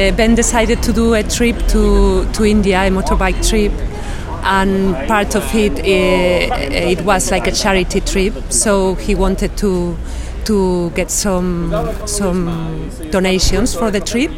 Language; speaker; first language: English; non-native, fluent; Spanish